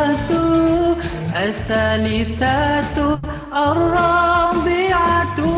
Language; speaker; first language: Arabic; non-native, learner; Malay